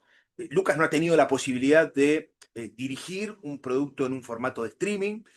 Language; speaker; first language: Spanish; native; Spanish